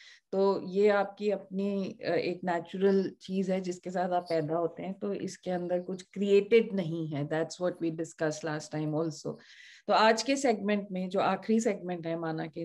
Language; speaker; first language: Hindi; native; Hindi